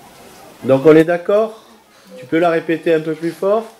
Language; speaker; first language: French; native; French